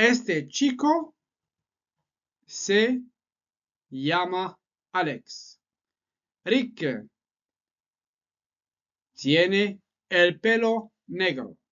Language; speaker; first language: Spanish; non-native, fluent; French